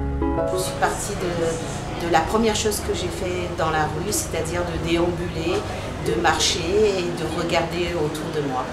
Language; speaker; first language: French; native; French